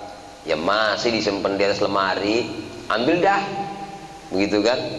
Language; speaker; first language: Indonesian; native; Indonesian